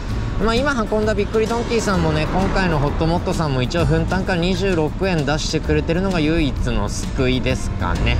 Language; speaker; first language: Japanese; native; Japanese